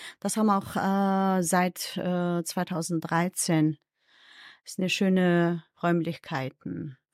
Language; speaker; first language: German; non-native, fluent; Mongolian